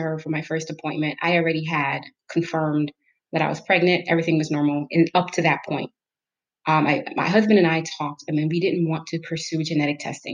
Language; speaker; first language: English; native; English